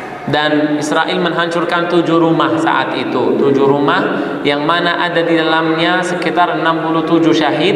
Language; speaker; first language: Indonesian; non-native, fluent; Arabic